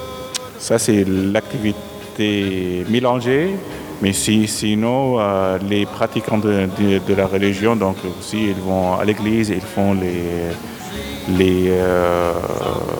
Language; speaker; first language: French; non-native, fluent; Arabic